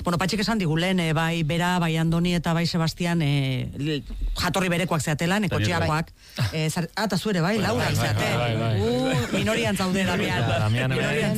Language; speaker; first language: Basque; native; Basque